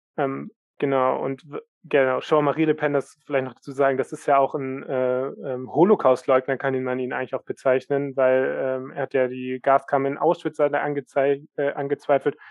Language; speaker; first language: German; native; German